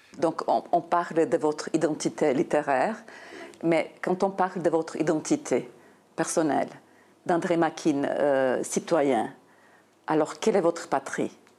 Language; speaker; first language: French; non-native, fluent; Serbian